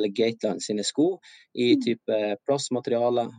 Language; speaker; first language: Norwegian; native; Norwegian